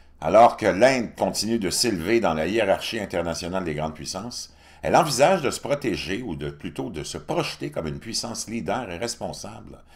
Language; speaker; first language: French; native; French